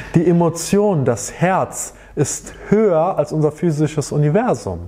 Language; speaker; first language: German; native; German